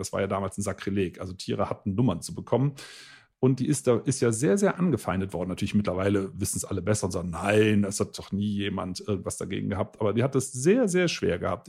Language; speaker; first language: German; native; German